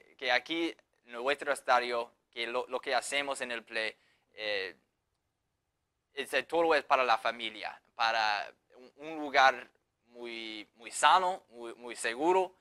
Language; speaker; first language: Spanish; non-native, fluent; English